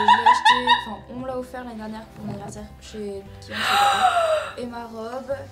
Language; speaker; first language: French; native; French